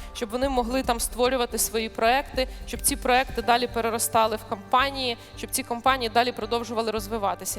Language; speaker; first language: Ukrainian; native; Ukrainian